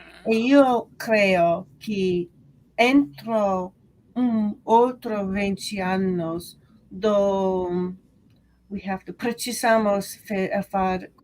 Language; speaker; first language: Portuguese; non-native, learner; English